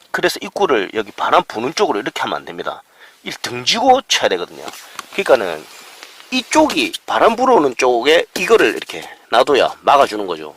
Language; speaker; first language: Korean; native; Korean